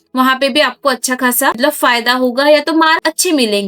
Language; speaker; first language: Hindi; non-native, local second language; Marathi